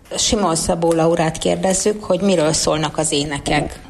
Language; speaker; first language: Hungarian; native; Hungarian